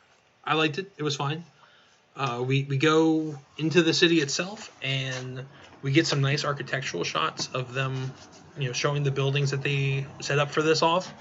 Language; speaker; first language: English; native; English